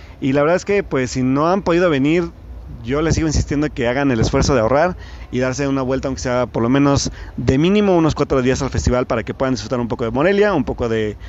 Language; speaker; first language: Spanish; native; Spanish